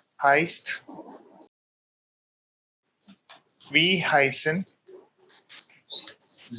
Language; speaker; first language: German; non-native, fluent; Telugu